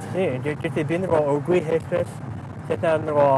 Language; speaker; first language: Mongolian; non-native, learner; English